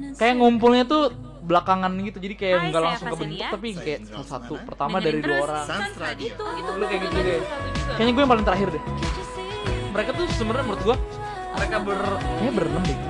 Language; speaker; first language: Indonesian; native; Indonesian